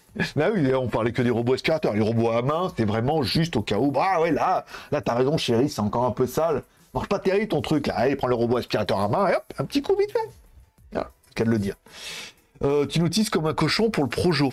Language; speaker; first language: French; native; French